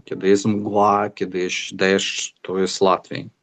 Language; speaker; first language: Polish; non-native, fluent; Ukrainian